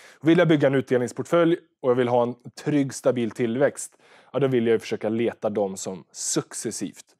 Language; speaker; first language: Swedish; native; Swedish